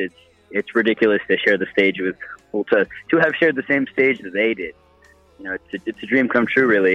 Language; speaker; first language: English; native; English